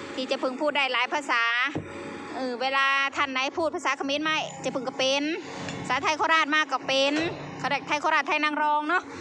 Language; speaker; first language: Thai; non-native, local second language; Khmer